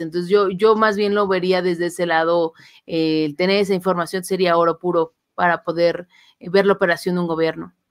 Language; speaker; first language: Spanish; native; Spanish